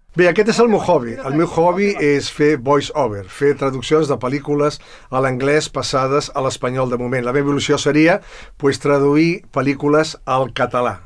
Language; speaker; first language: Catalan; native; Catalan